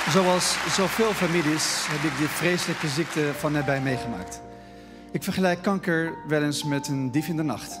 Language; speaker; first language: Dutch; native; Dutch